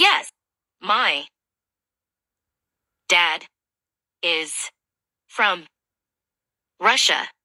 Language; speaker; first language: English; non-native, fluent; Russian